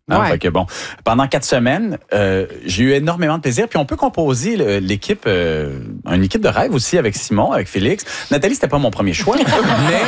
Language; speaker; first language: French; native; French